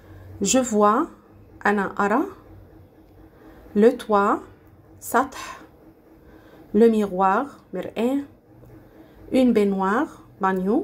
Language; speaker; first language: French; non-native, fluent; Arabic